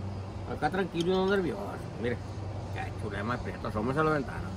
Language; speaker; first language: Spanish; native; Spanish